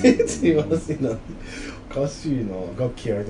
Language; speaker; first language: Japanese; native; Japanese